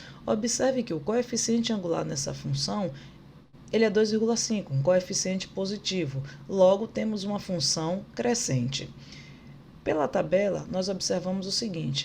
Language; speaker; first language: Portuguese; native; Portuguese